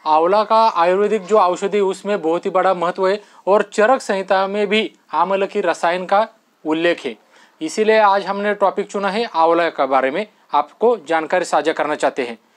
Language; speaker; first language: Hindi; non-native, local second language; Marathi